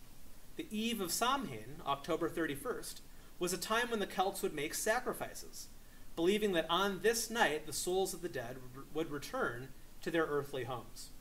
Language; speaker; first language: English; native; English